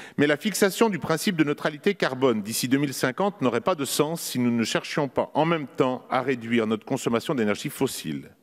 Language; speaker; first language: French; native; French